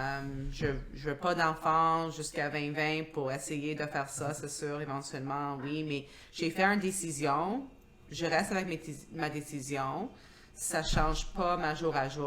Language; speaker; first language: French; non-native, local second language; English